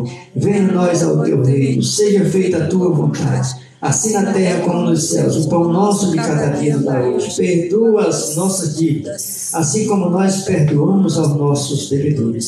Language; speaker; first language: Portuguese; native; Portuguese